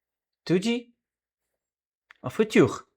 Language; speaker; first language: French; non-native, learner; Portuguese